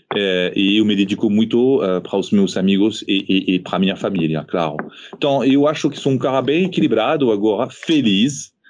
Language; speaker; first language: Portuguese; non-native, fluent; French